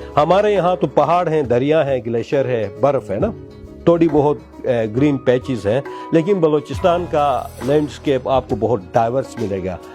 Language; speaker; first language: Urdu; non-native, local second language; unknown